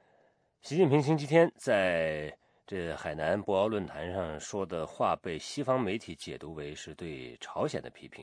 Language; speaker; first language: Chinese; native; Chinese